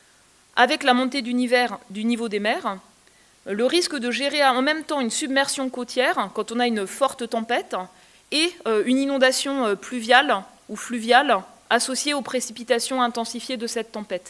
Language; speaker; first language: French; native; French